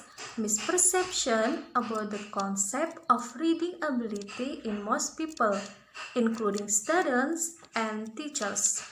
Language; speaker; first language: English; non-native, learner; Indonesian